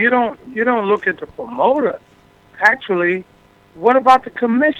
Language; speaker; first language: English; native; English